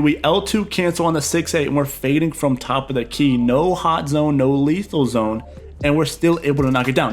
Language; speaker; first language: English; native; English